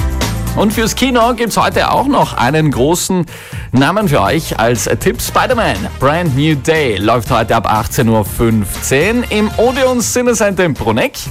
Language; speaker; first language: German; native; German